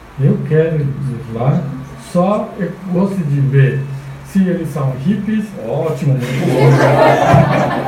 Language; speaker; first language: Portuguese; non-native, fluent; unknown